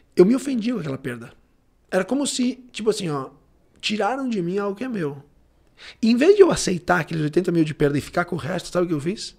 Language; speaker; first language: Portuguese; early bilingual, heritage; Portuguese